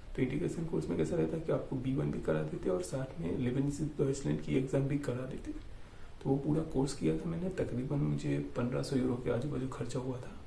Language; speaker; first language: Hindi; native; Hindi